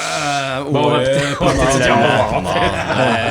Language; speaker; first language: French; native; French